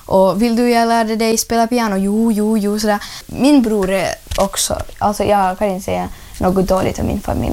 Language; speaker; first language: Swedish; non-native, learner; Ukrainian